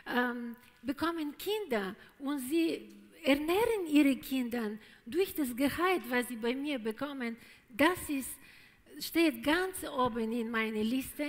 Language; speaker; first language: German; non-native, fluent; Bulgarian